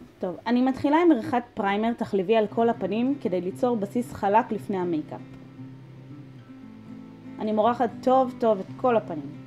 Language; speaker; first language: Hebrew; native; Hebrew